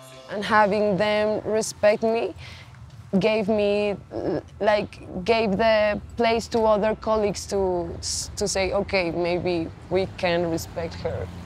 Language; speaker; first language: English; non-native, fluent; Spanish